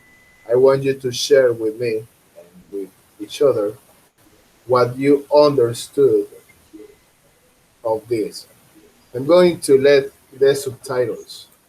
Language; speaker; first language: English; non-native, fluent; Spanish